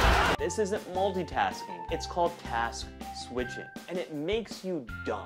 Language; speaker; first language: English; native; English